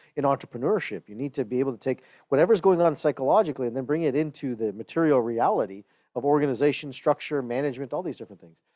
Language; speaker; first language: English; early bilingual, other home language; Hindi